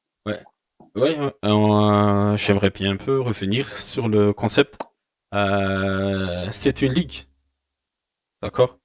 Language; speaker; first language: French; non-native, local second language; Malagasy